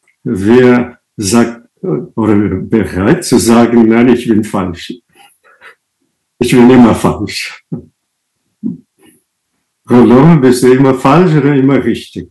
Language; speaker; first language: German; non-native, fluent; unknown